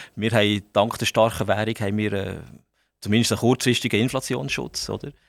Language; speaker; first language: German; native; German